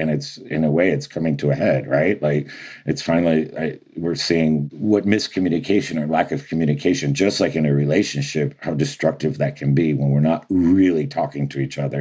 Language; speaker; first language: English; native; English